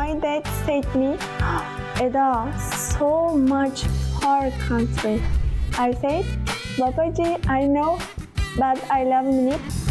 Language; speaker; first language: English; non-native, learner; Turkish